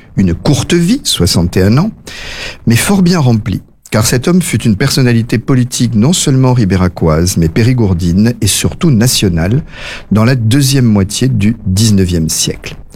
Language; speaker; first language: French; native; French